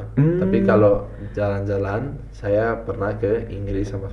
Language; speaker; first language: Indonesian; non-native, fluent; Italian